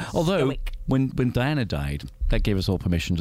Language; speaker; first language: English; native; English